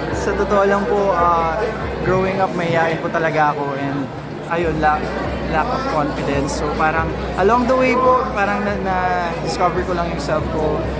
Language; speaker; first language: Filipino; non-native, local second language; Cebuano